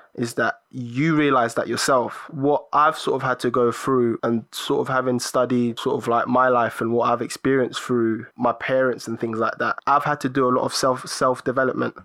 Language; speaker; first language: English; early bilingual, other home language; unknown